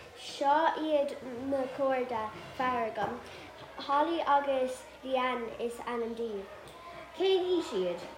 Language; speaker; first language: Irish; non-native, local second language; English